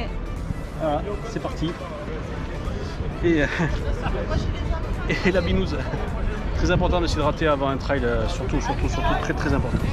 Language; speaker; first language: French; native; French